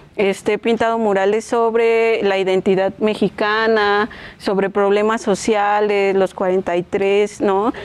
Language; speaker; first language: Spanish; native; Spanish